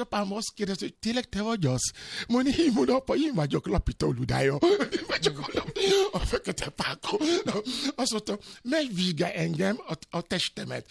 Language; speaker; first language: Hungarian; non-native, learner; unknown